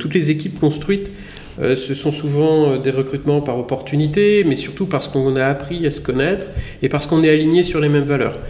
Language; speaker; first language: French; native; French